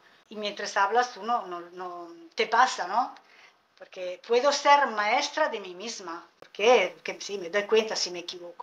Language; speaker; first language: Spanish; non-native, fluent; Italian